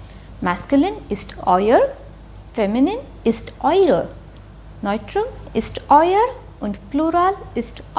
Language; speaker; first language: German; non-native, fluent; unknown